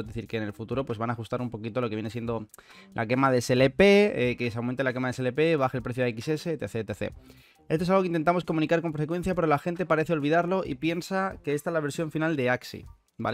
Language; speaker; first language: Spanish; native; Spanish